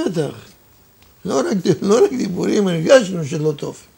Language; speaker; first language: Hebrew; non-native, fluent; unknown